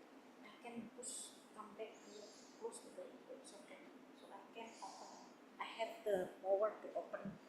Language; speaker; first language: English; non-native, learner; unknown